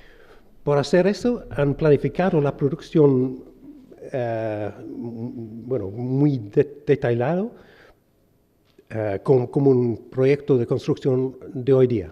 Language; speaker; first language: Spanish; non-native, fluent; English